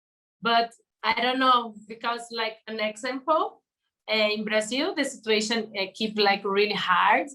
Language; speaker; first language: English; non-native, learner; Portuguese